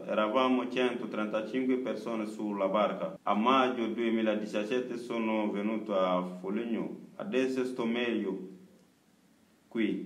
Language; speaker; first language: Italian; non-native, learner; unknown